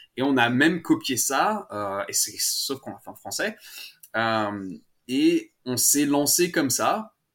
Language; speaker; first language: French; native; French